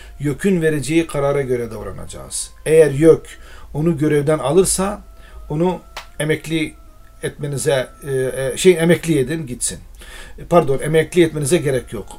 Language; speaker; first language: Turkish; non-native, local second language; Arabic